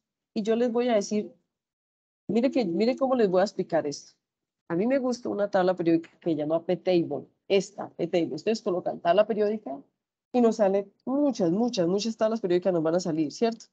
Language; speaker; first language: Spanish; native; Spanish